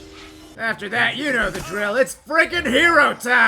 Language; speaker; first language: English; native; English